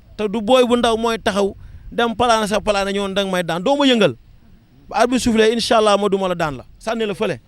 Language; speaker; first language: Wolof; non-native, local second language; Serer